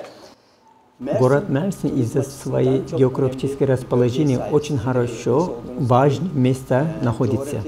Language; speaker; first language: Russian; non-native, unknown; Turkish